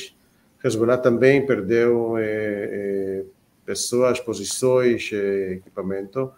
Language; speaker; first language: Portuguese; non-native, fluent; Hebrew